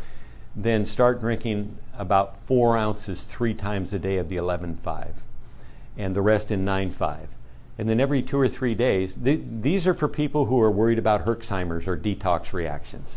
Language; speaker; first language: English; native; English